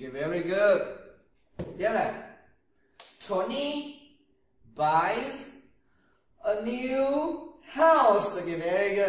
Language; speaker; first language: English; non-native, learner; Vietnamese